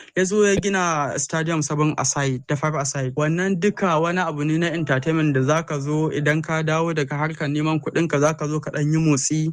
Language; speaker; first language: Hausa; native; Hausa